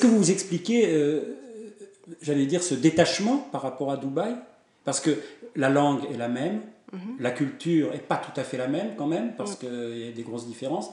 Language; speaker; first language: French; native; French